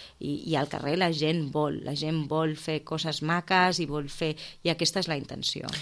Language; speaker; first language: Catalan; native; Catalan